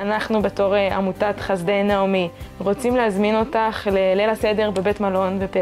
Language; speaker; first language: Hebrew; native; Hebrew